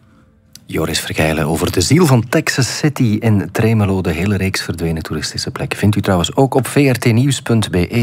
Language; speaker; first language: Dutch; native; Dutch